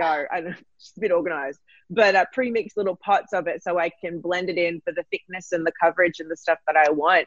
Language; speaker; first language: English; native; English